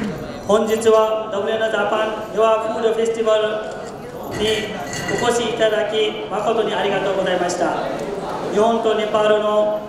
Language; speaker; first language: Japanese; non-native, fluent; Newari